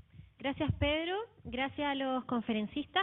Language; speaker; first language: Spanish; native; Spanish